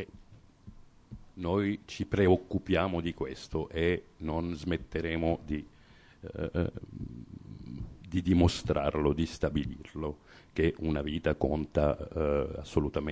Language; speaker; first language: Italian; non-native, fluent; Arabic